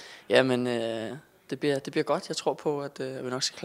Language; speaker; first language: Danish; native; Danish